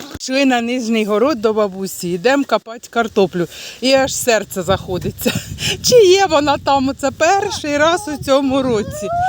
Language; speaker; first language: Ukrainian; native; Ukrainian